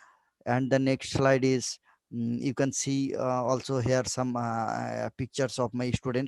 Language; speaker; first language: English; non-native, local second language; Bangla